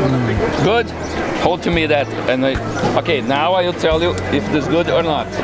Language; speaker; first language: English; non-native, learner; Portuguese